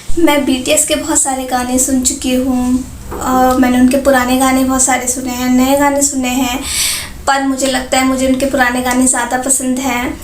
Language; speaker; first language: Hindi; native; Hindi